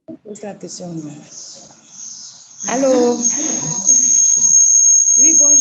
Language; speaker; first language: French; non-native, local second language; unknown